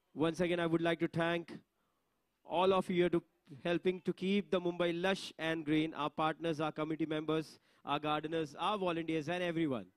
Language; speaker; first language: English; non-native, local second language; Marathi